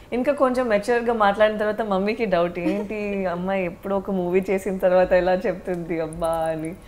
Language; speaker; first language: Telugu; non-native, fluent; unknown